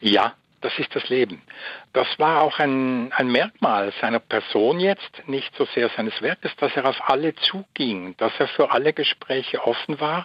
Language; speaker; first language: German; native; German